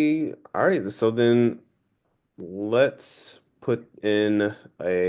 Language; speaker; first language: English; native; English